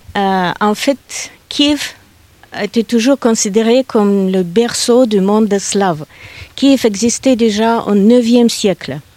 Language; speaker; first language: French; non-native, fluent; Russian